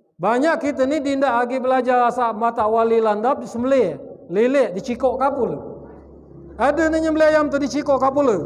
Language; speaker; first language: Malay; native; Malay